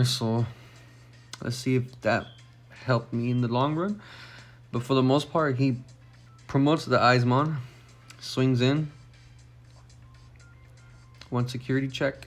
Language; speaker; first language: English; native; English